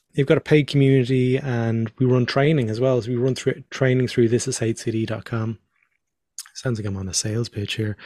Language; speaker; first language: English; native; English